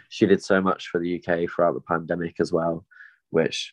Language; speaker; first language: English; native; English